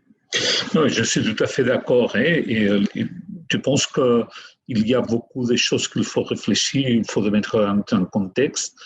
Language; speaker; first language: French; non-native, fluent; Catalan